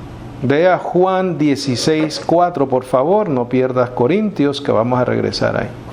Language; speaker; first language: Spanish; native; Spanish